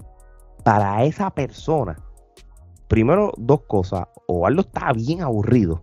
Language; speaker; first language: Spanish; native; Spanish